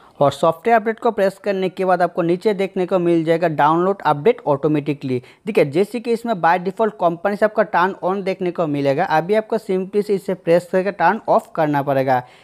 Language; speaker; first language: Hindi; non-native, local second language; Bangla